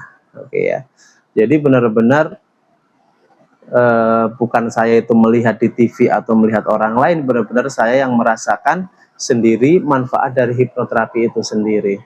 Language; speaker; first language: Indonesian; native; Indonesian